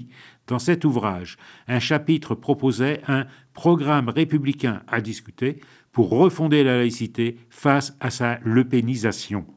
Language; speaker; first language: French; native; French